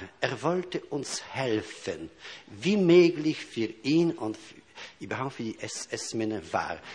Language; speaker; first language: German; non-native, fluent; Polish